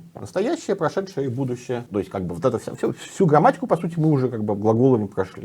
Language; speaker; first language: Russian; native; Russian